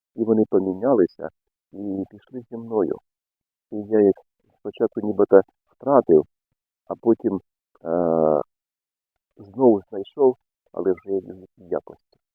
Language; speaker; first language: Ukrainian; non-native, local second language; Russian